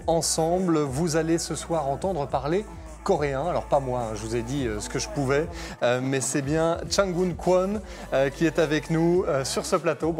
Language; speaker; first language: French; native; French